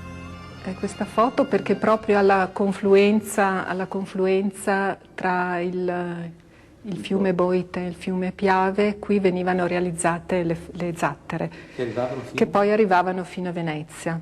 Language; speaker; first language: Italian; native; Italian